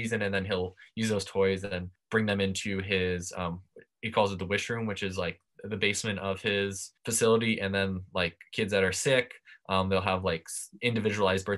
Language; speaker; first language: English; native; English